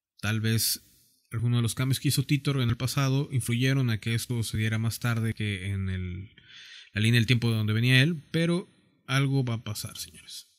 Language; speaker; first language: Spanish; native; Spanish